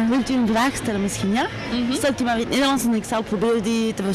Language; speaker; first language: Dutch; non-native, local second language; French